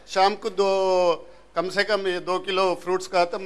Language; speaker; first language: Hindi; non-native, local second language; Telugu